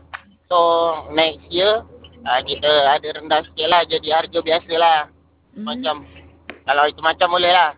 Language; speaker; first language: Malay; non-native, local second language; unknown